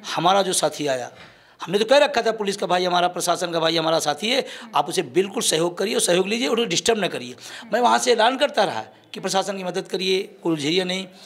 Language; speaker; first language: Hindi; native; Hindi